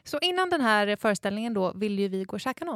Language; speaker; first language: Swedish; native; Swedish